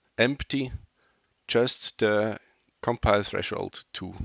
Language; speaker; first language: English; non-native, learner; Swiss German